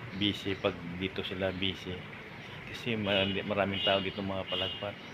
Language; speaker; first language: Filipino; non-native, local second language; Hiligaynon